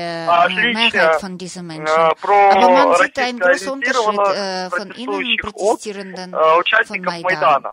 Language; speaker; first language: German; non-native, fluent; Russian